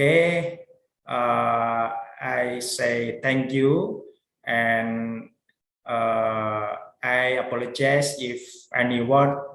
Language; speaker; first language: English; non-native, learner; Indonesian